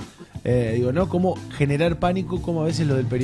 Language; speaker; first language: Spanish; native; Spanish